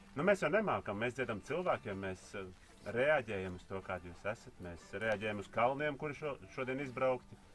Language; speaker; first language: Latvian; native; Latvian